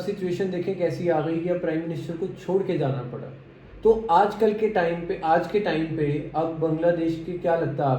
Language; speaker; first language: Hindi; native; Hindi